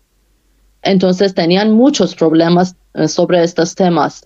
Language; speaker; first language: Spanish; non-native, fluent; Persian